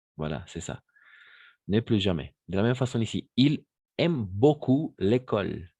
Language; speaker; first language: French; non-native, fluent; Spanish